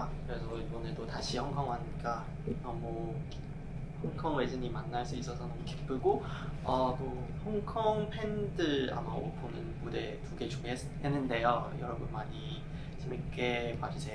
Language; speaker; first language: Korean; non-native, fluent; Chinese